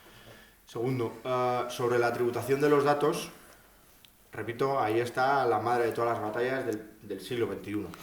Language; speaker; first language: Spanish; native; Spanish